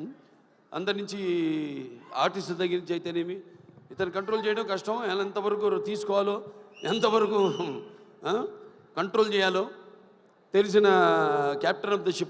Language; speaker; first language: Telugu; native; Telugu